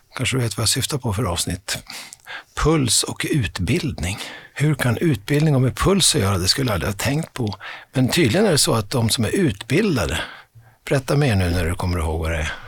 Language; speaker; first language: Swedish; native; Swedish